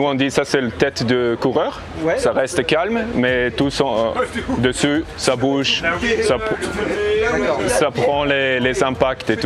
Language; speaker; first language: French; non-native, learner; English